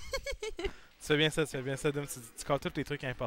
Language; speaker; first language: French; native; French